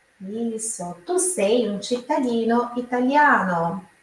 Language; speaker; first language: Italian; non-native, fluent; Portuguese